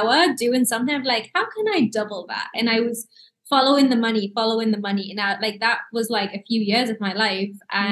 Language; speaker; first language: English; early bilingual, other home language; Arabic